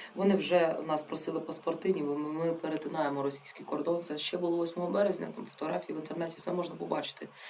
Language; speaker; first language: Ukrainian; non-native, local second language; Russian